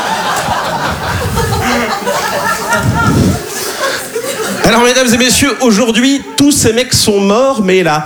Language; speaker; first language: French; native; French